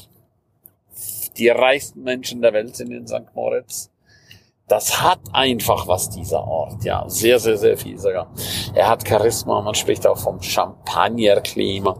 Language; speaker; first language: German; native; German